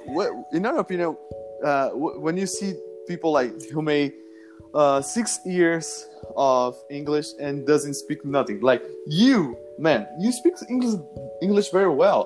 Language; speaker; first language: English; non-native, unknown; Portuguese